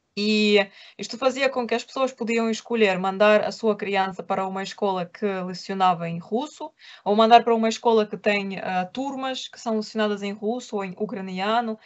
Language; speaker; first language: Portuguese; non-native, fluent; Ukrainian